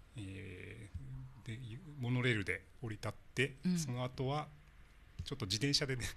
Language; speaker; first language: Japanese; native; Japanese